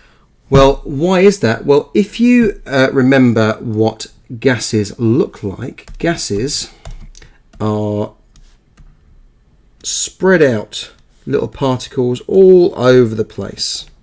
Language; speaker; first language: English; native; English